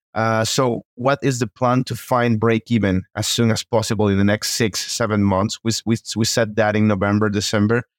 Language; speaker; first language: English; non-native, fluent; Spanish